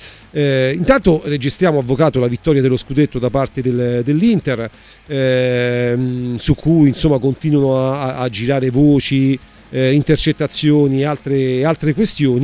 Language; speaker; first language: Italian; native; Italian